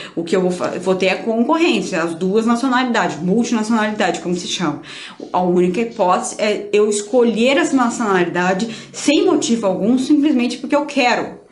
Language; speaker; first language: Portuguese; native; Portuguese